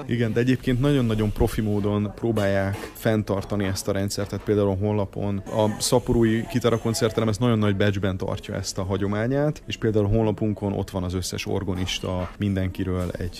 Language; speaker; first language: Hungarian; native; Hungarian